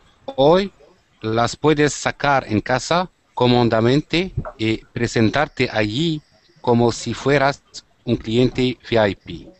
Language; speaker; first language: Spanish; non-native, learner; Arabic